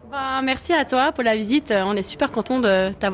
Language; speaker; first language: French; native; French